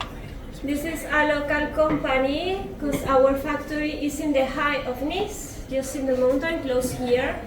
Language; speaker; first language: English; non-native, learner; French